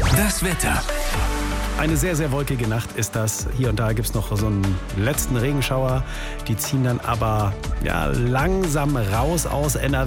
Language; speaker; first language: German; native; German